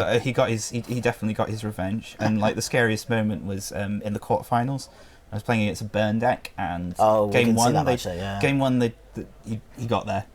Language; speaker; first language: English; native; English